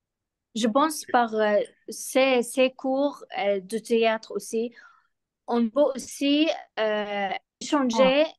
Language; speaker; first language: French; non-native, learner; Arabic